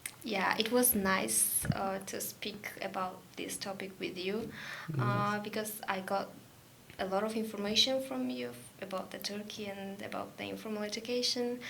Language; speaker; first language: English; non-native, learner; Georgian